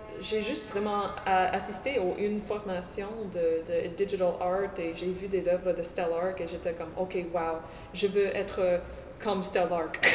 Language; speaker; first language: French; non-native, local second language; English